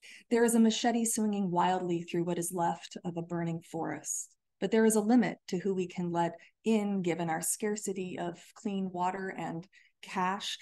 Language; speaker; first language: English; native; English